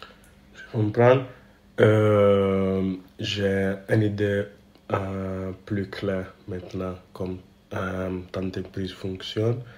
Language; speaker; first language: French; non-native, learner; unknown